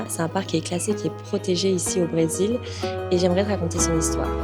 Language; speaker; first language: French; native; French